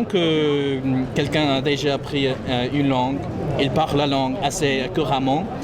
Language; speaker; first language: French; non-native, fluent; English